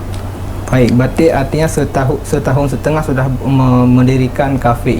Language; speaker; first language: Indonesian; native; Indonesian